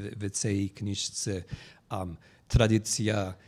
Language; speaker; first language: Ukrainian; non-native, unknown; English